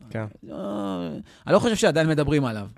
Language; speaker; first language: Hebrew; native; Hebrew